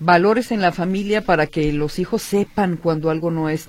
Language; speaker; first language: Spanish; native; Spanish